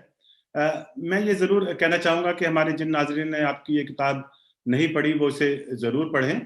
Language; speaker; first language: Urdu; native; Urdu